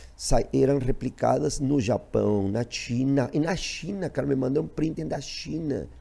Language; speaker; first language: Portuguese; non-native, fluent; Spanish